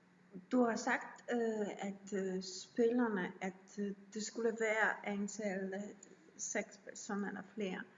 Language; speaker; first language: Danish; non-native, learner; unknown